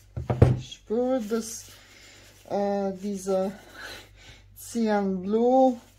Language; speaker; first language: German; non-native, fluent; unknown